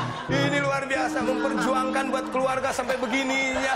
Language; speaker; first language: Indonesian; native; Indonesian